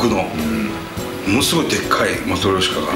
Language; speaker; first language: Japanese; native; Japanese